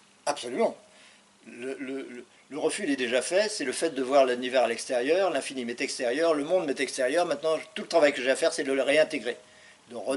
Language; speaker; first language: French; native; French